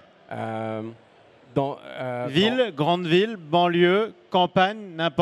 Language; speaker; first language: French; native; French